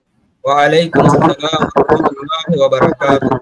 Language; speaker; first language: Arabic; non-native, learner; Bangla